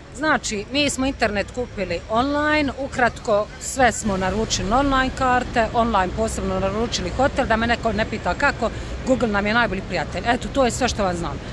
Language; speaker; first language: Croatian; native; Croatian